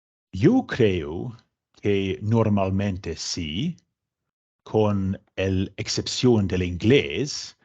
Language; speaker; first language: Spanish; non-native, fluent; English